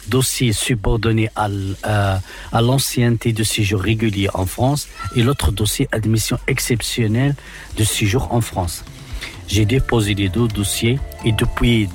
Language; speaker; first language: French; non-native, local second language; Arabic